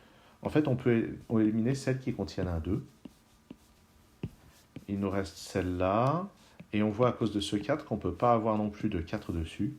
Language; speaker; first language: French; native; French